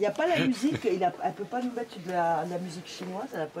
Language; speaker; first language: French; native; French